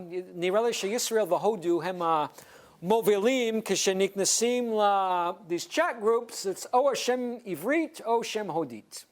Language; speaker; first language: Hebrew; non-native, fluent; English